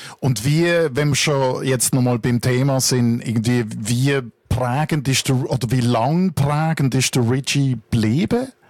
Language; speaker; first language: German; native; German